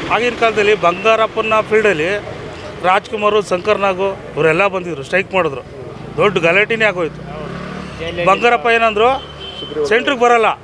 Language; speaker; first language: Kannada; native; Kannada